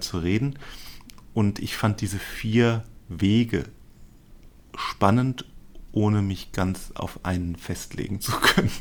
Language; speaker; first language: German; native; German